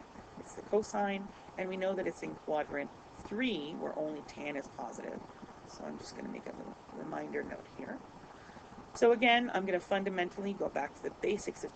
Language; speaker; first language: English; native; English